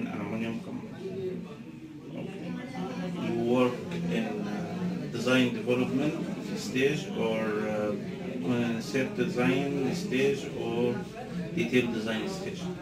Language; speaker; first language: English; non-native, learner; Arabic